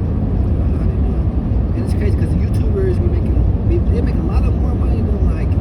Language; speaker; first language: English; native; English